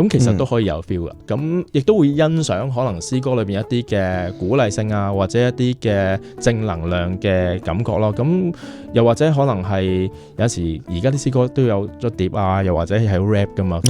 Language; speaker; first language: Cantonese; native; Cantonese